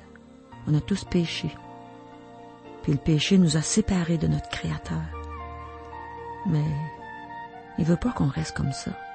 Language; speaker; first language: French; native; French